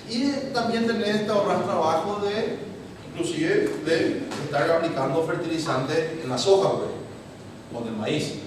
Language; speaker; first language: Spanish; native; Spanish